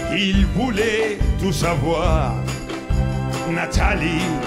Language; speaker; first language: German; non-native, fluent; Spanish